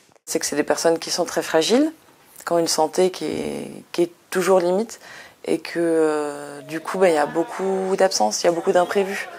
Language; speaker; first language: French; native; French